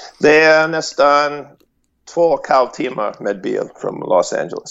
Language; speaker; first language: Swedish; non-native, fluent; English